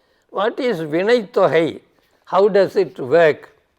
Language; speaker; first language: English; non-native, local second language; Tamil